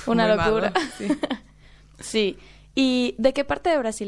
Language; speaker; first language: Spanish; native; Spanish